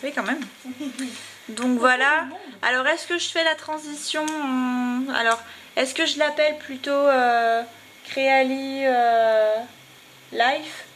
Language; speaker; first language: French; native; French